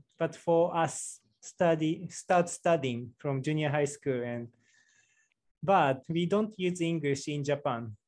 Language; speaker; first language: English; non-native, learner; Japanese